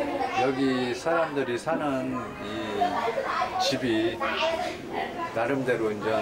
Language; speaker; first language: Korean; native; Korean